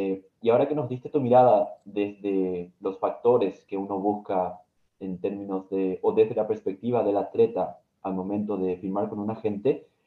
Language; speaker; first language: Spanish; native; Spanish